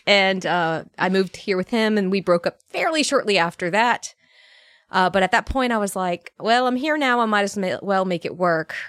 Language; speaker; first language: English; native; English